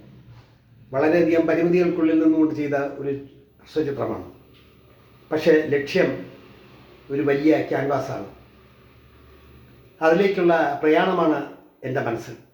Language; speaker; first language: Malayalam; native; Malayalam